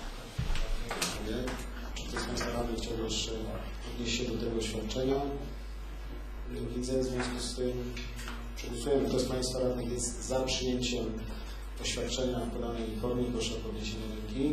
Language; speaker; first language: Polish; native; Polish